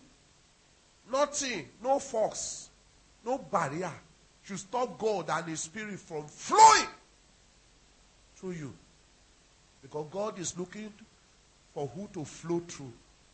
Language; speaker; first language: English; non-native, local second language; Yoruba